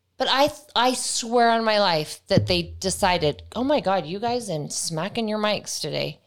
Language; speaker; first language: English; native; English